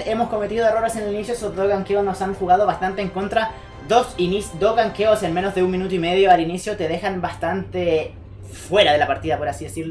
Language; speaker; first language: Spanish; native; Spanish